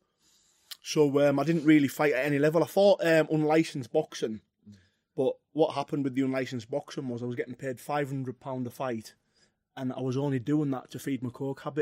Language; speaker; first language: English; native; English